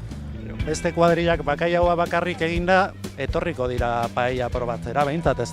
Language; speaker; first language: Basque; native; Basque